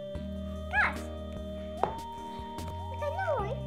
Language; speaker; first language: Russian; early bilingual, heritage; Russian